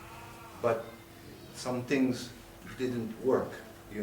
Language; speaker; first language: English; non-native, learner; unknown